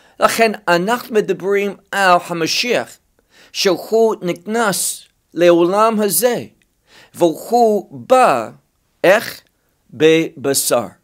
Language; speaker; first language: Hebrew; non-native, fluent; English